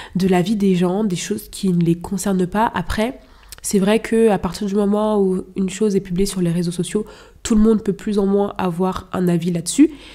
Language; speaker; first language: French; non-native, local second language; Lingala